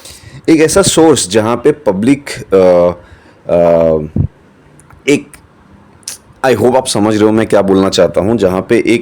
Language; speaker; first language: Hindi; non-native, local second language; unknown